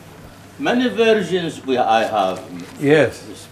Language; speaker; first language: English; non-native, fluent; Arabic